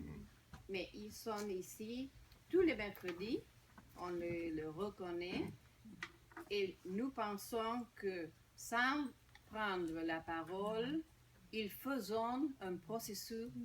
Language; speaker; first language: French; non-native, fluent; Spanish